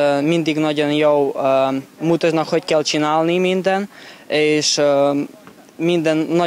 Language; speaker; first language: Hungarian; non-native, learner; Ukrainian